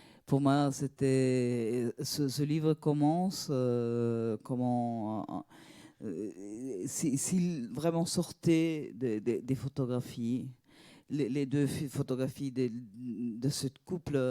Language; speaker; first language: French; non-native, fluent; Italian